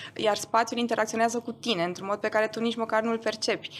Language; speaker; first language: Romanian; non-native, local second language; German